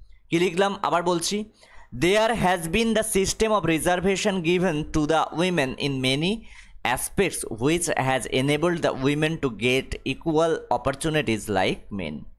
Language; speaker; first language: English; non-native, local second language; Bangla